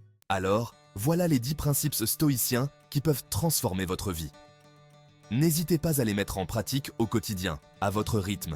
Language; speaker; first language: French; native; French